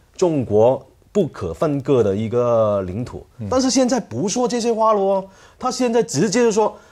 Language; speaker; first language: Chinese; non-native, fluent; Cantonese